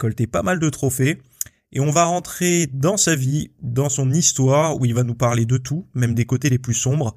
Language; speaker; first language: French; native; French